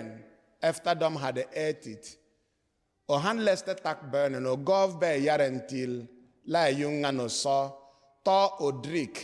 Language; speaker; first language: Swedish; non-native, fluent; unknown